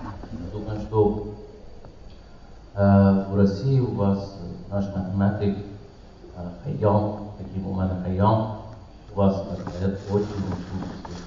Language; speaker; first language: Russian; non-native, learner; Persian